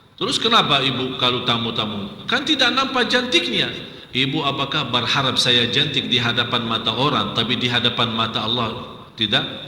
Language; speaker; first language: Malay; non-native, fluent; Arabic